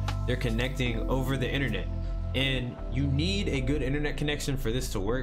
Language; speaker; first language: English; native; English